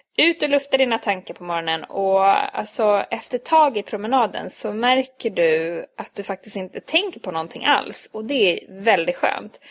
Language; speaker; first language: Swedish; early bilingual, other home language; Hungarian